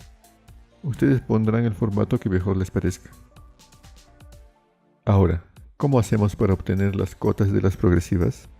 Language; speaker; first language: Spanish; native; Spanish